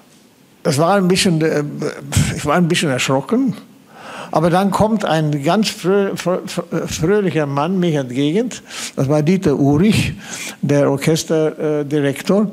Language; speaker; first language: German; non-native, fluent; Swedish